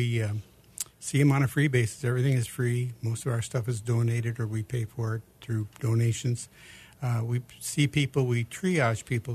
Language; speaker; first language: English; native; English